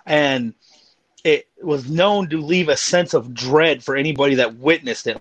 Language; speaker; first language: English; native; English